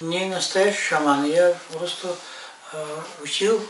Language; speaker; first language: Russian; non-native, local second language; Yakut